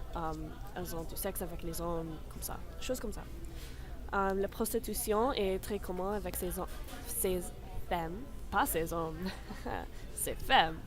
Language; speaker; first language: French; non-native, learner; English